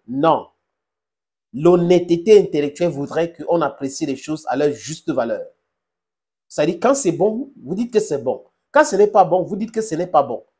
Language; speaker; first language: French; non-native, local second language; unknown